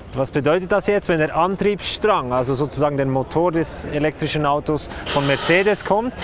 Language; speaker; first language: German; native; German